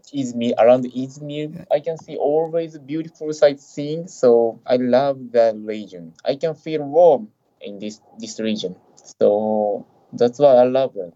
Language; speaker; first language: English; non-native, fluent; Japanese